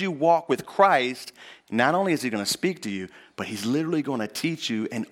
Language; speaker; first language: English; native; English